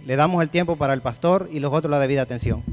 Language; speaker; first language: Spanish; native; Spanish